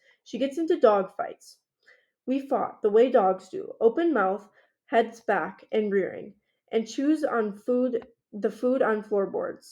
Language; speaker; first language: English; native; English